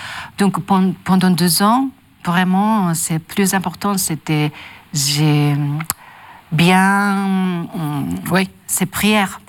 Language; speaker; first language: French; non-native, learner; Japanese